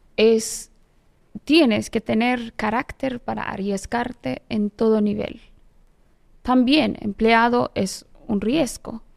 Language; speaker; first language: Spanish; non-native, fluent; Persian